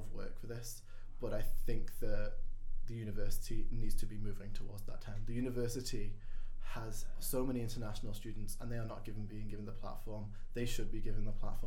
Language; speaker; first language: English; native; English